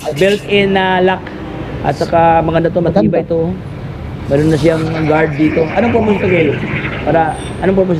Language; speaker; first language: Filipino; native; Filipino